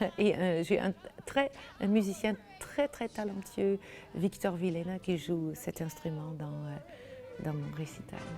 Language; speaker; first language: French; non-native, fluent; German